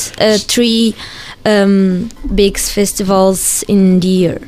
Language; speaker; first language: English; non-native, learner; Portuguese